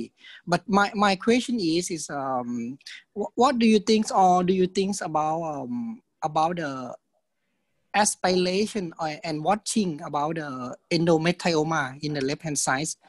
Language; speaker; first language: English; non-native, learner; Thai